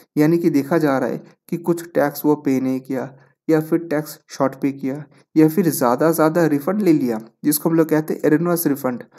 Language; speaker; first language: Hindi; non-native, local second language; Bangla